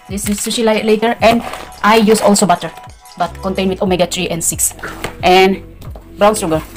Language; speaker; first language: English; non-native, learner; Indonesian